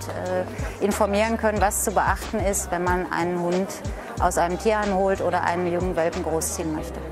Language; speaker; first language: German; native; German